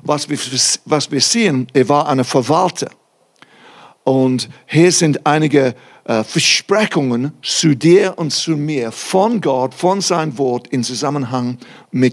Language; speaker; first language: German; non-native, fluent; English